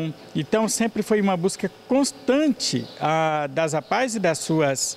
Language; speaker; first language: Portuguese; native; Portuguese